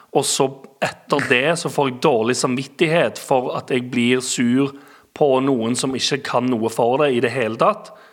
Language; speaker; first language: Norwegian; native; Norwegian